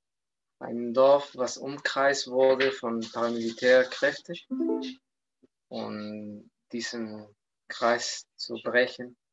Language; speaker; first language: German; non-native, fluent; Spanish